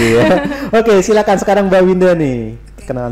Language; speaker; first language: Indonesian; native; Indonesian